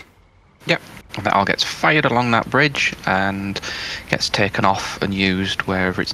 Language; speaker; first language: English; native; English